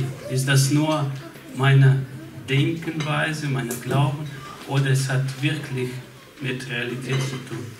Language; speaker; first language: German; non-native, fluent; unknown